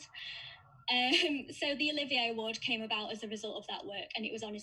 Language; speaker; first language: English; native; English